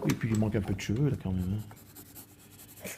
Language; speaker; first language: French; native; French